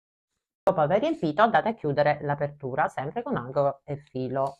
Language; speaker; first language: Italian; native; Italian